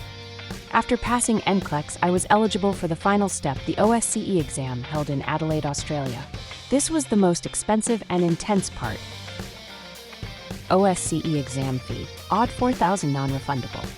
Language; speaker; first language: English; non-native, local second language; Punjabi